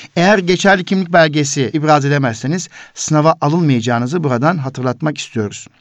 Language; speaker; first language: Turkish; native; Turkish